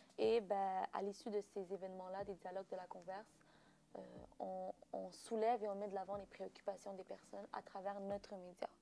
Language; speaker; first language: French; native; French